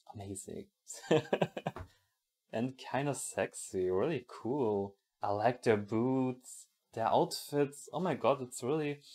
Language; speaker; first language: English; non-native, fluent; German